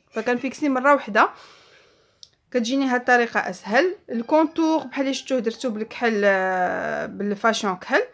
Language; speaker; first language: Arabic; native; Arabic